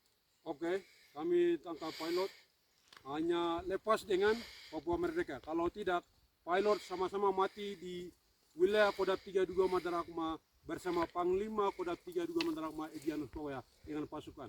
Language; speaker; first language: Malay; non-native, local second language; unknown